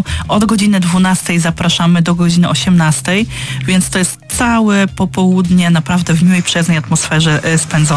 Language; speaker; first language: Polish; native; Polish